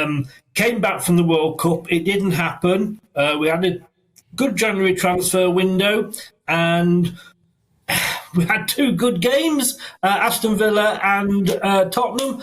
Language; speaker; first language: English; native; English